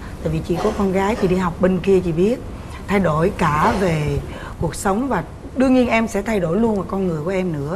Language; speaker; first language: Vietnamese; native; Vietnamese